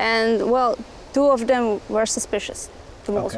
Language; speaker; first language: English; non-native, fluent; Latvian